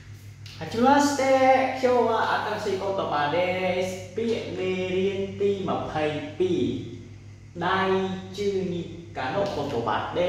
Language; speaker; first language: Japanese; non-native, fluent; Lao